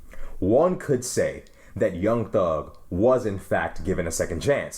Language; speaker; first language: English; native; English